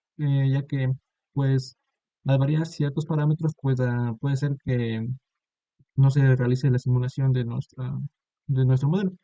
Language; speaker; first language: Spanish; native; Spanish